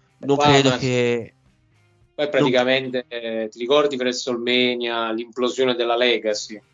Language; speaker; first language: Italian; native; Italian